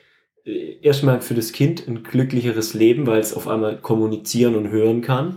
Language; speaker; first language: German; native; German